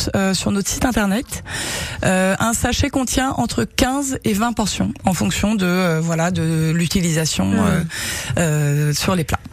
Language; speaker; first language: French; early bilingual, heritage; Japanese